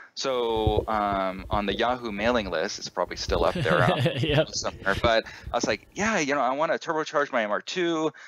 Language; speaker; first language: English; native; English